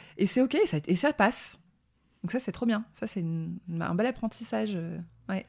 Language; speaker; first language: French; native; French